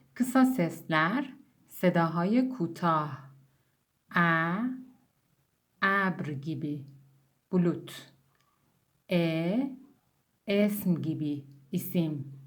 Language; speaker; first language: Turkish; non-native, fluent; Persian